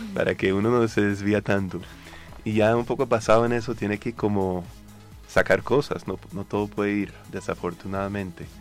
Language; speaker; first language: Spanish; non-native, fluent; English